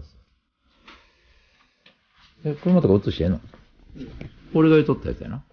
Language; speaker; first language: Japanese; native; Japanese